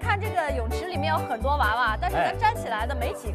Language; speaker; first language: Chinese; native; Chinese